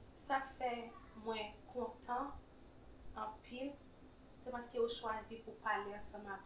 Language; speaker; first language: French; non-native, learner; English